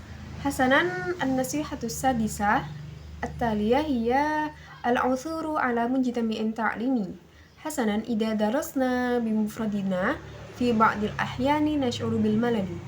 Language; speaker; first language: Arabic; non-native, learner; Indonesian